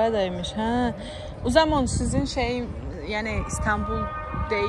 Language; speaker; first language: Turkish; non-native, learner; Tajik